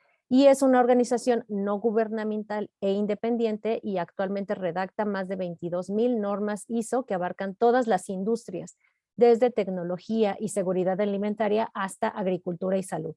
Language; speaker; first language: Spanish; native; Spanish